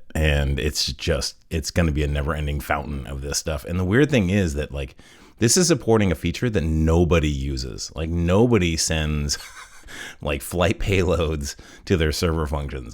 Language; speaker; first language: English; native; English